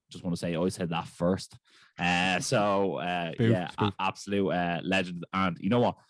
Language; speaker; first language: English; native; English